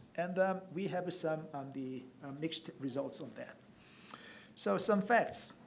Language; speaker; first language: English; non-native, fluent; Korean